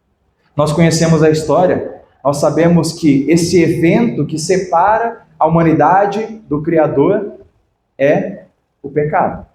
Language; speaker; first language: Portuguese; native; Portuguese